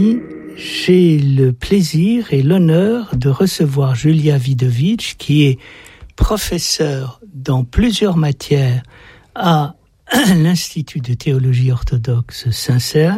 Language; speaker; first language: French; native; French